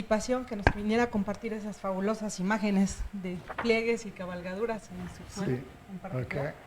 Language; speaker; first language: Spanish; native; Spanish